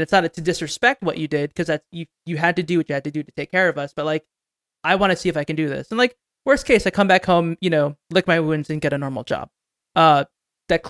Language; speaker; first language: English; native; English